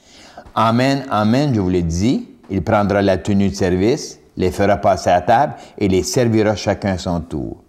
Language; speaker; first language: French; native; French